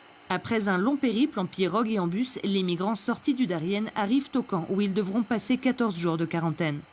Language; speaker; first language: French; native; French